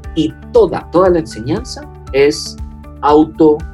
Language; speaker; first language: Spanish; non-native, fluent; French